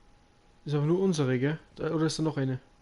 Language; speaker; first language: German; native; German